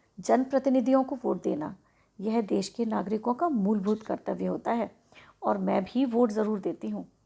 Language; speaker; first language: Hindi; native; Hindi